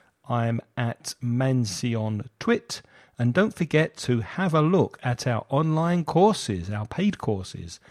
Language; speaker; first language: English; native; English